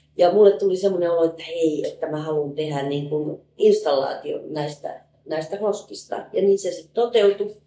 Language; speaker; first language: Finnish; native; Finnish